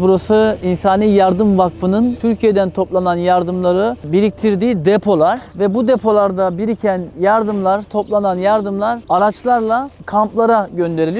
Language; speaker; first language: Turkish; native; Turkish